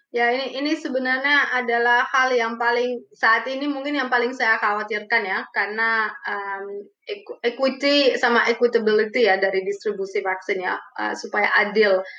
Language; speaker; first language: Indonesian; early bilingual, other home language; Romanian